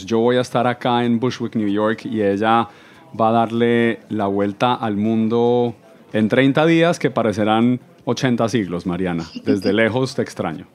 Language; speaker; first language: Spanish; native; Spanish